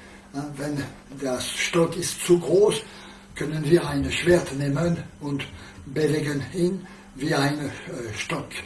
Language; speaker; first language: German; non-native, learner; French